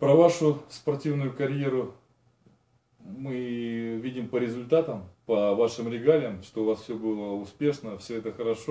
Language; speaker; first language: Russian; native; Russian